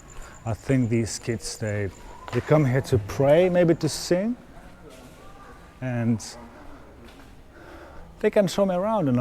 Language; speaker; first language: English; non-native, fluent; Lithuanian